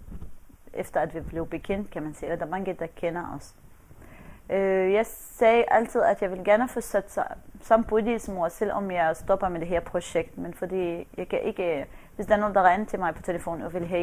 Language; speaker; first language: Danish; non-native, fluent; Arabic